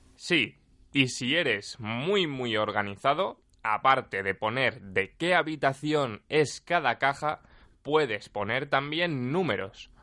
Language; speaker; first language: Spanish; native; Spanish